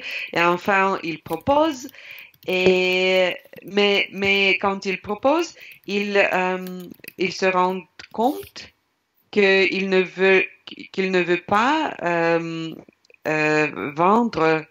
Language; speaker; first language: French; non-native, learner; Russian